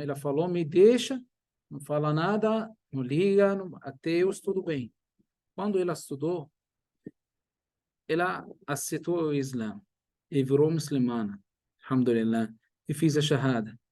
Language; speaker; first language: Portuguese; non-native, fluent; Arabic